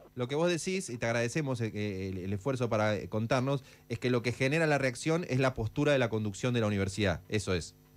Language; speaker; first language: Spanish; native; Spanish